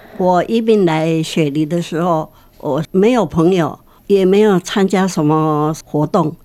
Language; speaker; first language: Chinese; non-native, local second language; Min Nan Chinese